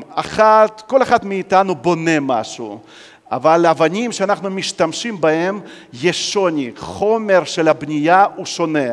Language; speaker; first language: Hebrew; non-native, fluent; Russian